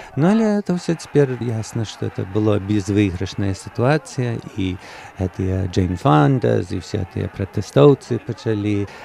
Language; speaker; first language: Belarusian; early bilingual, heritage; Belarusian